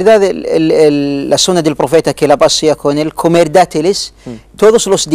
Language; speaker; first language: Spanish; non-native, learner; Arabic